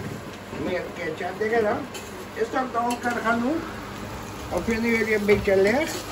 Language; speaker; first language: Dutch; non-native, local second language; Caribbean Hindustani